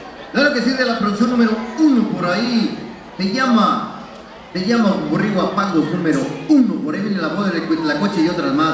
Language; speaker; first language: Spanish; native; Spanish